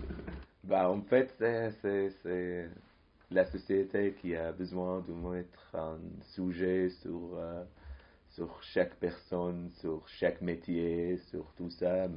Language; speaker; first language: French; non-native, fluent; Arabic